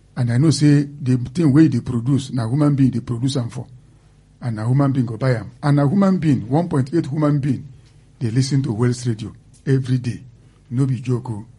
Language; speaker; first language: Nigerian Pidgin; non-native, local second language; Igbo